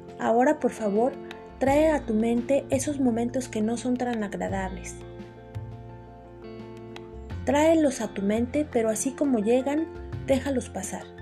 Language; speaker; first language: Spanish; native; Spanish